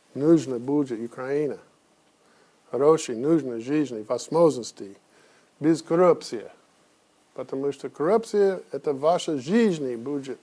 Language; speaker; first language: Russian; non-native, learner; English